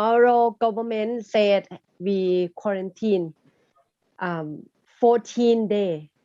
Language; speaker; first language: English; non-native, learner; Thai